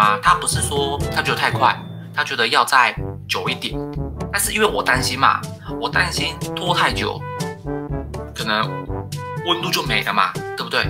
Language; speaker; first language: Chinese; native; Chinese